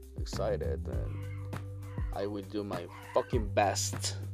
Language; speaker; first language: English; non-native, learner; Spanish